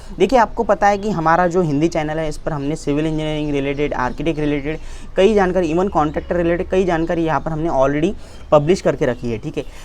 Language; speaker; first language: Hindi; non-native, local second language; Marathi